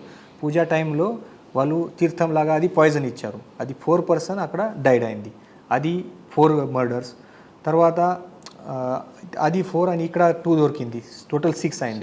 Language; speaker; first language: Telugu; non-native, learner; Marathi